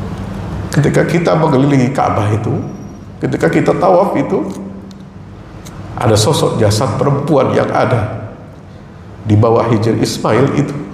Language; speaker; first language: Indonesian; native; Indonesian